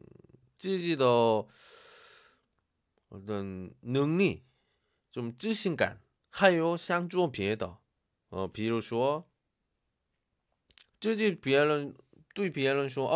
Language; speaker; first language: Chinese; non-native, learner; Korean